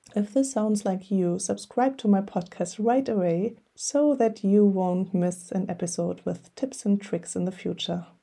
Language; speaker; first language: English; non-native, fluent; German